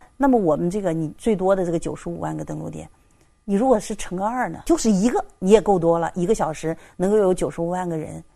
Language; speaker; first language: Chinese; native; Chinese